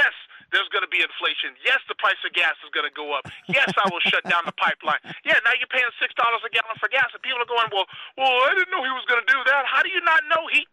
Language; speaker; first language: English; native; English